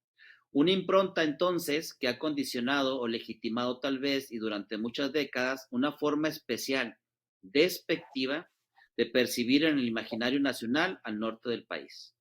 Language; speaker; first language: Spanish; native; Spanish